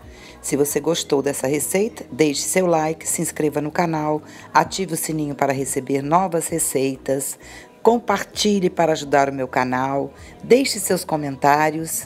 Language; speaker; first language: Portuguese; native; Portuguese